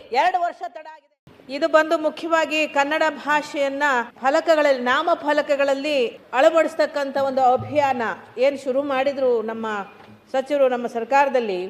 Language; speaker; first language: Kannada; native; Kannada